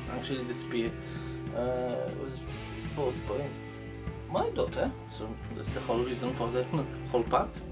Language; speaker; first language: English; non-native, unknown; Polish